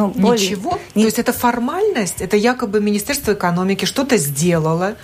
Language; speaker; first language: Russian; native; Russian